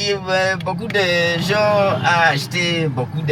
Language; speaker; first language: French; non-native, learner; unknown